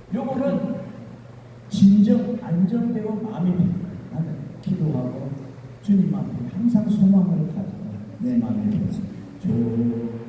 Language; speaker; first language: Korean; native; Korean